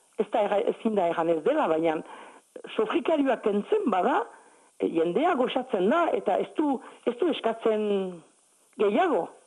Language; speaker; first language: Basque; native; Basque